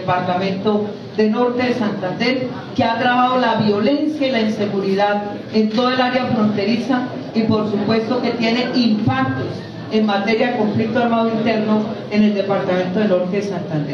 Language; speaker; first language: Spanish; native; Spanish